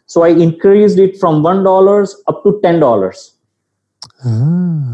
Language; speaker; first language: English; non-native, local second language; Gujarati